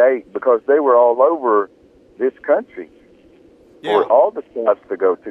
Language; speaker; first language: English; early bilingual, other home language; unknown